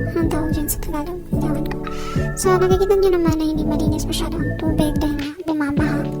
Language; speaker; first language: Filipino; non-native, local second language; Cebuano